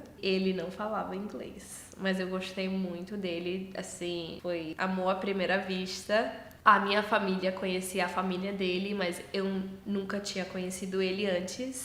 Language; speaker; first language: Portuguese; early bilingual, heritage; English